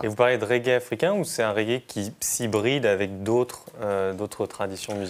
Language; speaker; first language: French; native; French